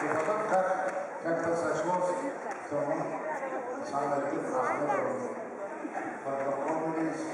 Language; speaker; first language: Russian; non-native, fluent; Azerbaijani